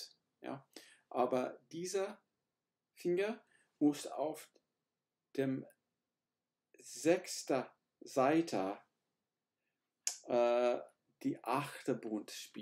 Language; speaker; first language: German; non-native, learner; English